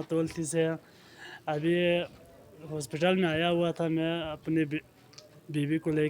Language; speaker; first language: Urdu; non-native, local second language; Balti